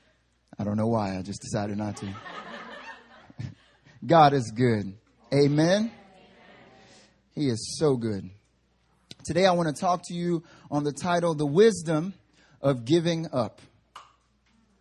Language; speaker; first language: English; native; English